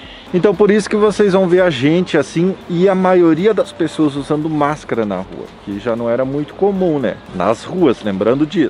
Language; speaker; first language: Portuguese; native; Portuguese